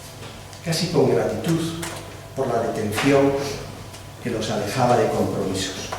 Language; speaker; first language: Spanish; native; Spanish